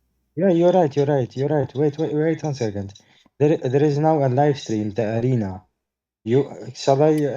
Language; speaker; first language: English; non-native, fluent; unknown